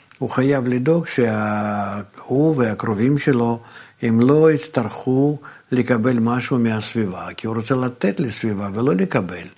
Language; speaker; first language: Hebrew; non-native, fluent; Russian